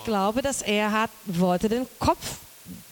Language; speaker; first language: German; non-native, learner; Portuguese